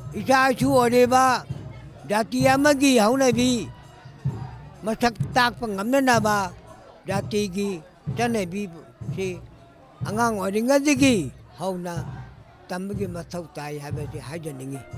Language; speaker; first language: Manipuri; non-native, local second language; Rongmei Naga